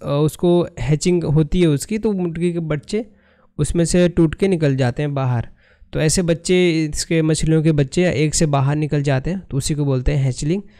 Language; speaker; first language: Hindi; native; Hindi